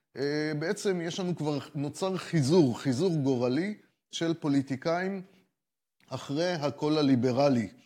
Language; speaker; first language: Hebrew; native; Hebrew